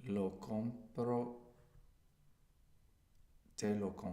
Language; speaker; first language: Spanish; non-native, learner; English